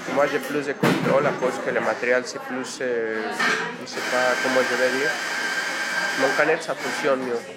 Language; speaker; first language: French; non-native, learner; Spanish